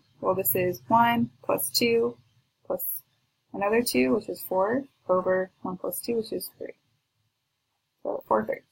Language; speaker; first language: English; native; English